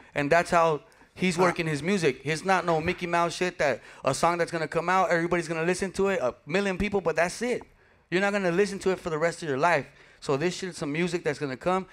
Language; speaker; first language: English; early bilingual, other home language; Spanish